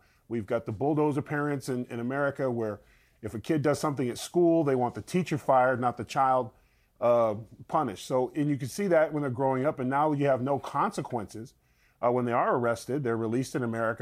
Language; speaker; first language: English; native; English